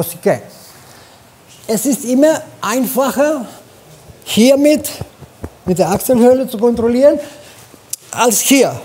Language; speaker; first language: German; non-native, fluent; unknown